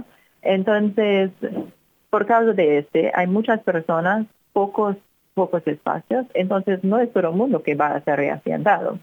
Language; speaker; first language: Spanish; non-native, fluent; English